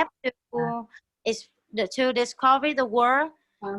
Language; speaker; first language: English; non-native, learner; Vietnamese